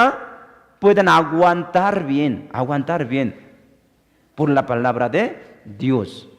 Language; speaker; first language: Spanish; non-native, fluent; Korean